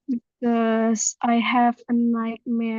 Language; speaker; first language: English; non-native, learner; Indonesian